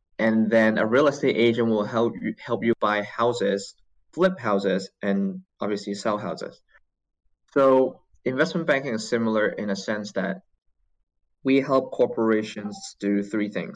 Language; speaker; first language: English; non-native, local second language; Cantonese